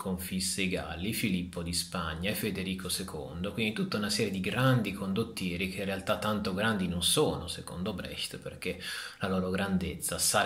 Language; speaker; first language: Italian; native; Italian